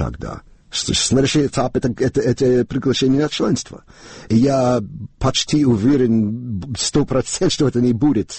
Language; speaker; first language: Russian; non-native, learner; English